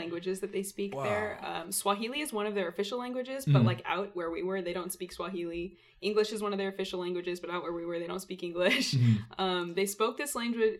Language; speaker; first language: English; native; English